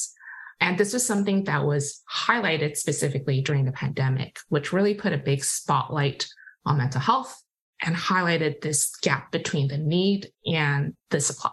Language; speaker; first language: English; non-native, local second language; Cantonese